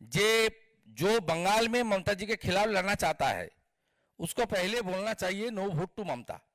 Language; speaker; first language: Hindi; non-native, local second language; Bangla